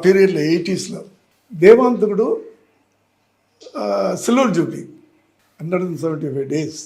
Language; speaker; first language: Telugu; non-native, learner; Tamil